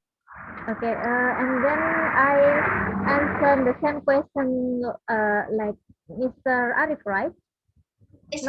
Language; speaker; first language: English; non-native, learner; Indonesian